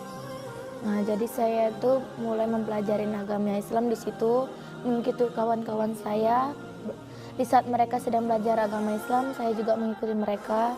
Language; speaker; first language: Indonesian; native; Indonesian